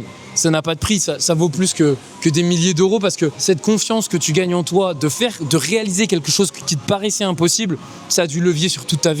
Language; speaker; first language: French; native; French